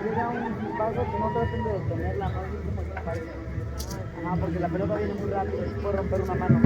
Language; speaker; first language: Spanish; native; Spanish